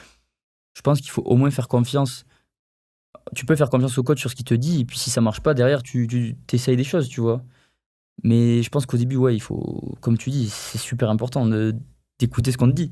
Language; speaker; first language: French; native; French